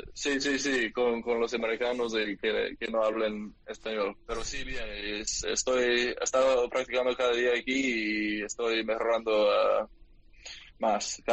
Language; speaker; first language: Spanish; non-native, learner; English